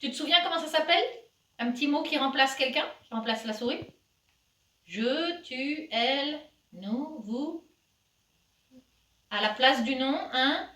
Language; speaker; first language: French; native; French